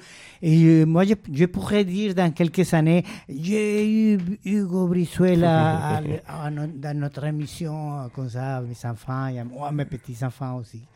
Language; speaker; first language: French; non-native, fluent; Spanish